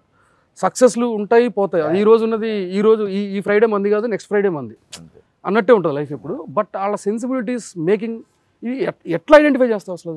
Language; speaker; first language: Telugu; native; Telugu